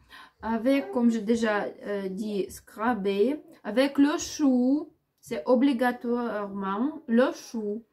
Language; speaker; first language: French; non-native, learner; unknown